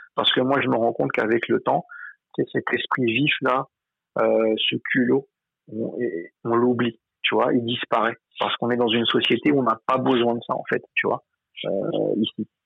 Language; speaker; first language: French; native; French